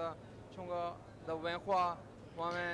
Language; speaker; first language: Chinese; non-native, learner; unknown